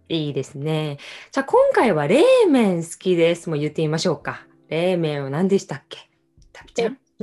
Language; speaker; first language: Japanese; non-native, fluent; Korean